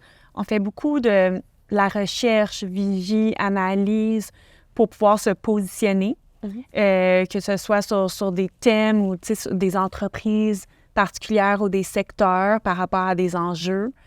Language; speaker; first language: French; native; French